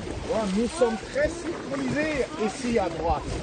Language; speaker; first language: French; non-native, fluent; German